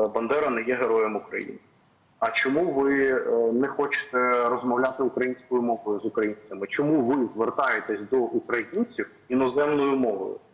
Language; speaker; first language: Ukrainian; non-native, local second language; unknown